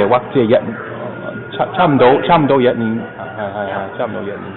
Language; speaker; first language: Cantonese; non-native, learner; English